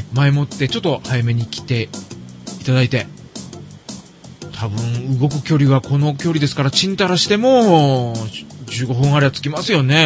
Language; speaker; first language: Japanese; native; Japanese